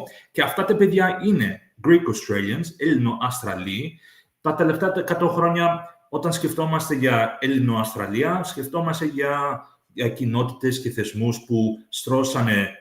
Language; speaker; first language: Greek; early bilingual, heritage; English